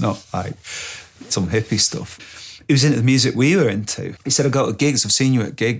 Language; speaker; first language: English; native; English